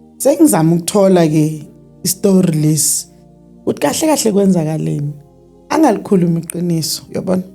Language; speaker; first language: Zulu; native; Zulu